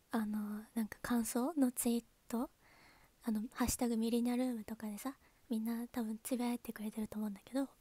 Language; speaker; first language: Japanese; native; Japanese